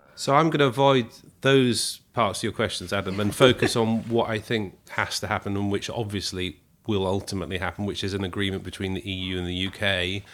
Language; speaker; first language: English; native; English